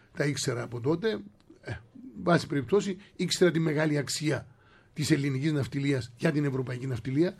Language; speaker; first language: Greek; native; Greek